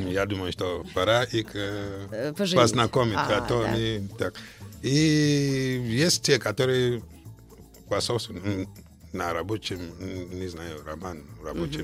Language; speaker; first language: Russian; non-native, fluent; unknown